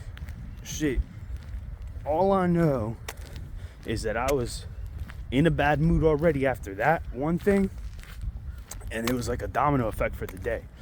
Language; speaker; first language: English; native; English